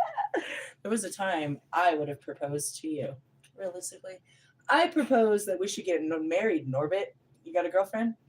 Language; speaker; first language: English; native; English